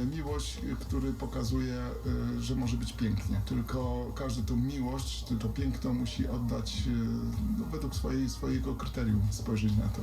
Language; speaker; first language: Polish; native; Polish